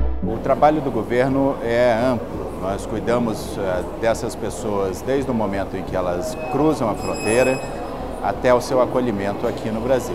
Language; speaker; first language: Portuguese; native; Portuguese